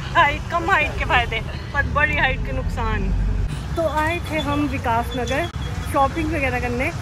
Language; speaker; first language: Hindi; native; Hindi